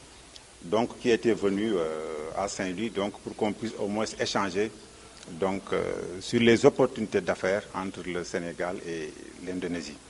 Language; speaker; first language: French; non-native, local second language; Wolof